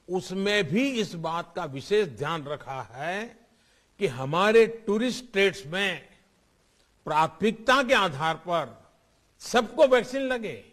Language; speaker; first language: Hindi; non-native, local second language; Gujarati